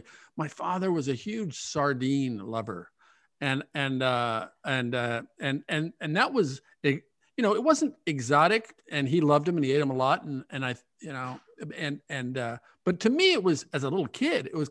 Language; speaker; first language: English; native; English